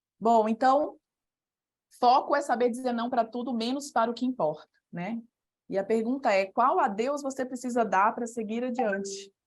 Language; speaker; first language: Portuguese; native; Portuguese